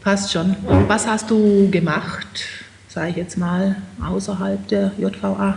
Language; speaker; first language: German; native; German